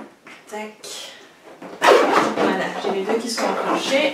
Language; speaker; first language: French; native; French